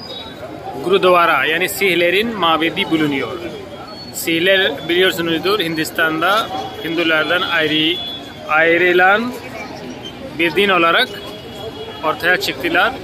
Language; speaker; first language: Turkish; non-native, fluent; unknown